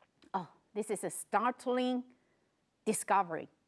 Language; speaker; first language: English; non-native, fluent; Chinese